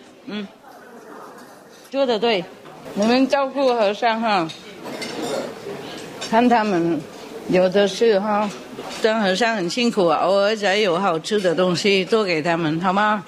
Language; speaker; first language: Chinese; non-native, fluent; Vietnamese